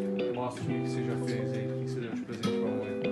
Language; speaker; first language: Portuguese; native; Portuguese